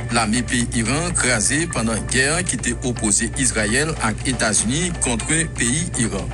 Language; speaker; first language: French; non-native, local second language; Haitian Creole